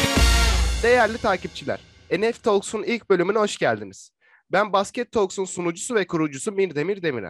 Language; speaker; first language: Turkish; native; Turkish